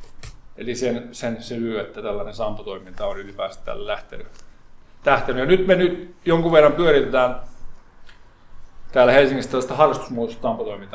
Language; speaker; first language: Finnish; native; Finnish